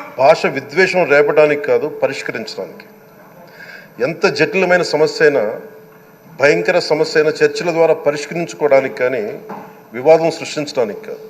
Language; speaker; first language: Telugu; native; Telugu